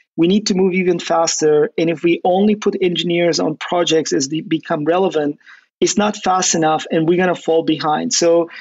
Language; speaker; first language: English; non-native, fluent; Turkish